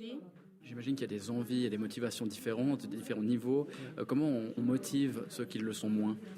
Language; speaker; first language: French; native; French